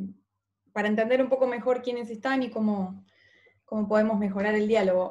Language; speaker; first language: Spanish; native; Spanish